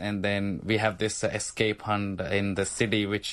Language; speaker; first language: English; non-native, local second language; Punjabi